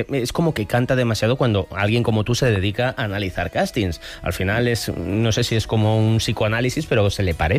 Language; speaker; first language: Spanish; native; Spanish